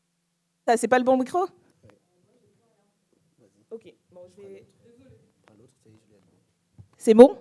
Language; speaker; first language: French; native; French